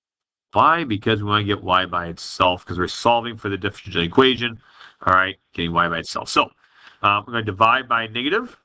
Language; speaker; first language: English; native; English